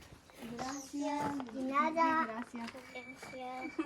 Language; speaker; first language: Spanish; non-native, learner; French